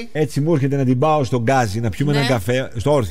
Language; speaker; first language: Greek; native; Greek